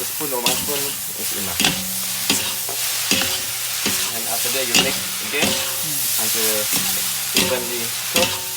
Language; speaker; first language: English; non-native, fluent; Indonesian